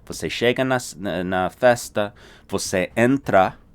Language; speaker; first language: Portuguese; non-native, fluent; English